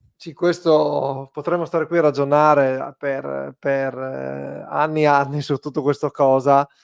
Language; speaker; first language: Italian; native; Italian